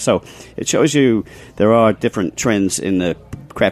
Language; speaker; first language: English; native; English